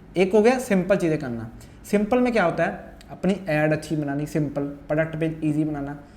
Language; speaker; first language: Hindi; native; Hindi